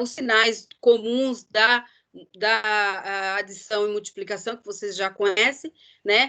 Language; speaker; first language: Portuguese; native; Portuguese